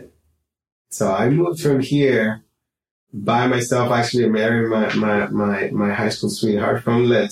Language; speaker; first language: English; non-native, fluent; Spanish